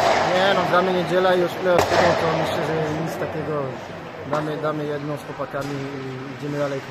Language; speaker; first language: Polish; early bilingual, heritage; French